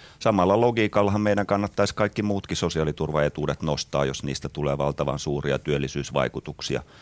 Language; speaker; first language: Finnish; native; Finnish